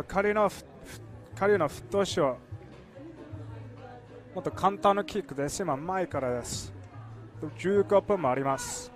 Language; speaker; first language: Japanese; non-native, learner; English